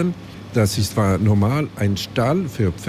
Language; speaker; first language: German; non-native, learner; Swedish